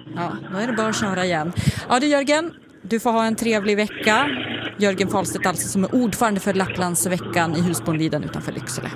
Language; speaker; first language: Swedish; native; Swedish